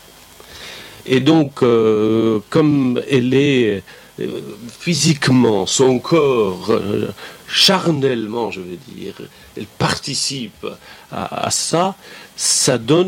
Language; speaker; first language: French; non-native, fluent; Persian